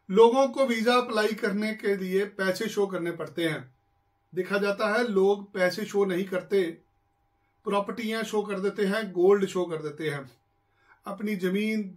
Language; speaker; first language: Hindi; non-native, local second language; Punjabi